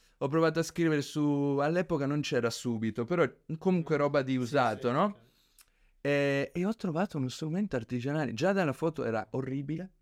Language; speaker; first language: Italian; early bilingual, other home language; Spanish